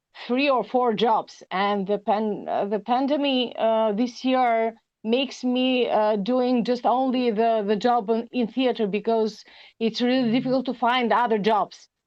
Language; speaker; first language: English; non-native, learner; Albanian